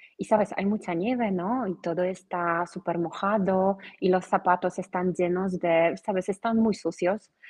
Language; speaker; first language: Spanish; non-native, fluent; Polish